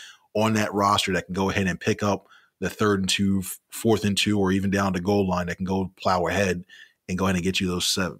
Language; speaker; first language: English; native; English